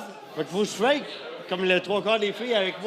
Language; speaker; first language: French; native; French